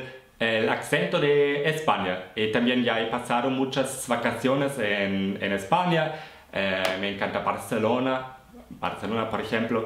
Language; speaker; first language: Spanish; non-native, fluent; German